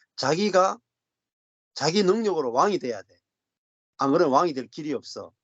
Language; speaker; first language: Korean; native; Korean